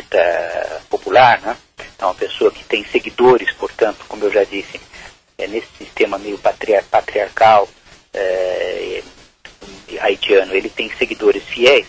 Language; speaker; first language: Portuguese; native; Portuguese